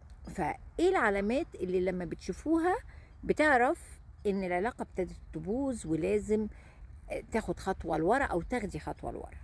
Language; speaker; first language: Arabic; native; Arabic